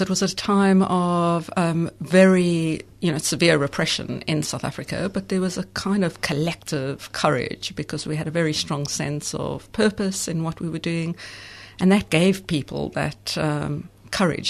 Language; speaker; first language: English; native; English